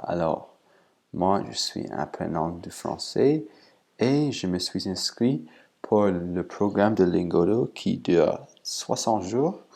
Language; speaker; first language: French; non-native, learner; English